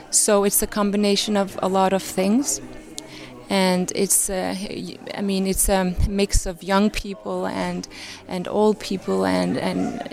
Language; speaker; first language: English; non-native, fluent; Arabic